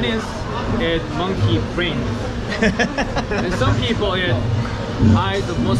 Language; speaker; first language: English; non-native, fluent; Korean